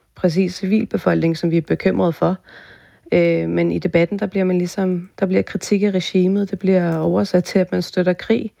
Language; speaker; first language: Danish; early bilingual, other home language; Persian